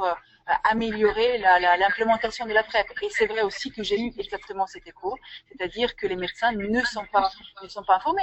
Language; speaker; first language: French; native; French